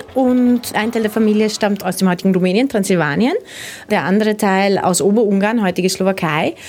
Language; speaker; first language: German; early bilingual, other home language; Hungarian